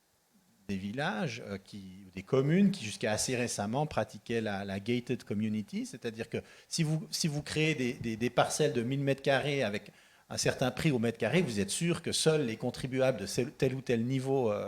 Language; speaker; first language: French; native; French